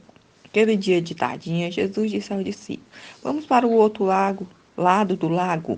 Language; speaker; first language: Portuguese; native; Portuguese